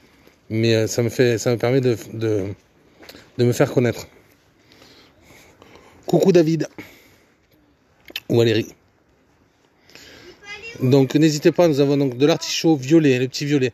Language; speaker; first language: French; native; French